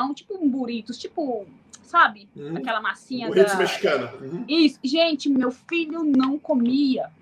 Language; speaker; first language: Portuguese; native; Portuguese